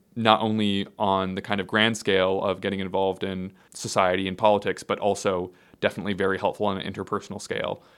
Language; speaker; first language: English; native; English